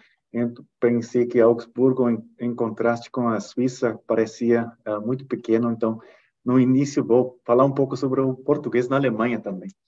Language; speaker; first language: Portuguese; non-native, fluent; German